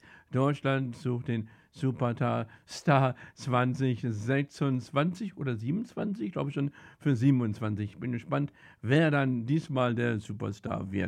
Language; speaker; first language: German; native; German